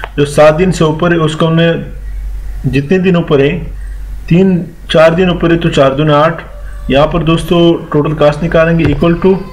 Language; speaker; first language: Urdu; non-native, local second language; Punjabi